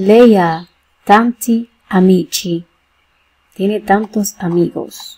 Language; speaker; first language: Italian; non-native, learner; Spanish